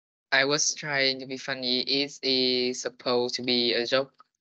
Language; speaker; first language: English; non-native, learner; Vietnamese